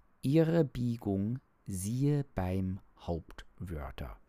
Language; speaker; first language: German; non-native, learner; English